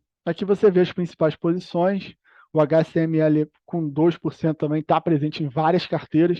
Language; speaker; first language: Portuguese; native; Portuguese